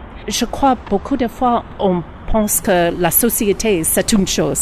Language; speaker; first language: French; non-native, learner; English